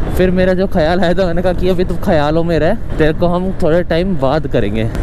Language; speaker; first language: Hindi; native; Hindi